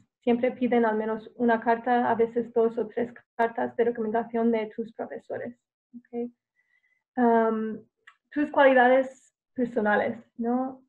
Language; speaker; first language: Spanish; non-native, fluent; English